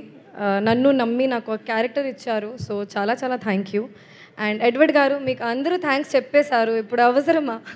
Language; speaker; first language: Telugu; non-native, local second language; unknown